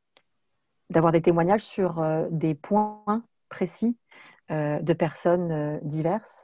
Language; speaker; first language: French; native; French